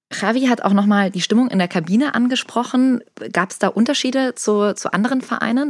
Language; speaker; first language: German; native; German